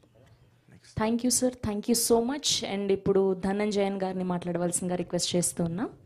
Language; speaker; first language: Telugu; native; Telugu